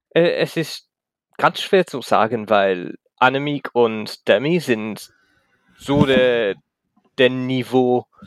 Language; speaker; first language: German; non-native, learner; English